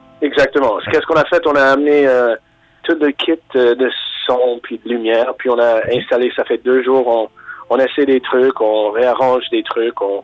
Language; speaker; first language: French; non-native, fluent; English